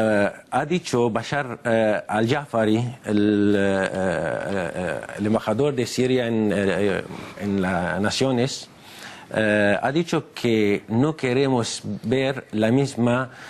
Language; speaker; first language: Spanish; non-native, fluent; Arabic